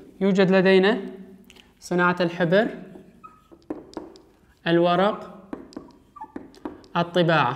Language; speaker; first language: Arabic; non-native, local second language; Kurdish